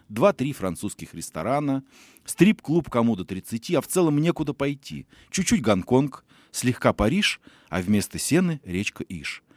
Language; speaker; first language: Russian; native; Russian